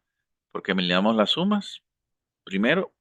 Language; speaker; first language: Spanish; native; Spanish